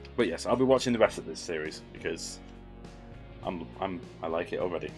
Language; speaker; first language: English; native; English